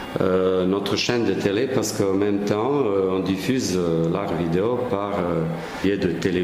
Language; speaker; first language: French; non-native, fluent; Serbian